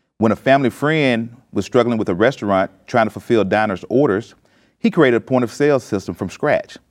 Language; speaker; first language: English; native; English